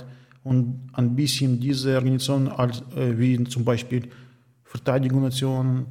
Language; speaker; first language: German; non-native, learner; Ukrainian